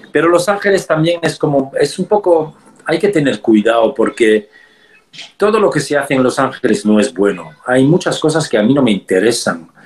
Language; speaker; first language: Spanish; early bilingual, heritage; Spanish